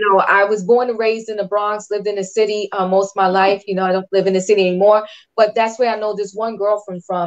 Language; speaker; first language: English; native; English